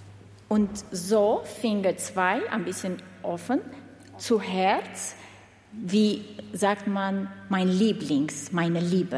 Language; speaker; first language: German; non-native, learner; Armenian